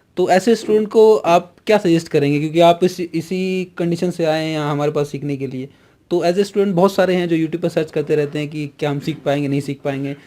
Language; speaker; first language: Hindi; native; Hindi